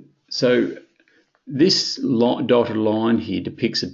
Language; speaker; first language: English; native; English